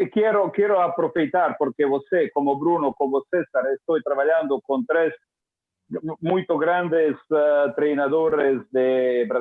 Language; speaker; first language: Portuguese; non-native, learner; Croatian